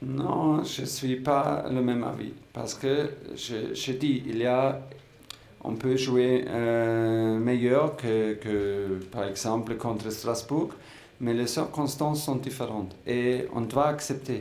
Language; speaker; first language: French; non-native, fluent; German